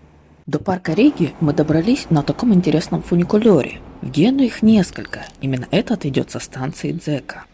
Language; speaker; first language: Russian; native; Russian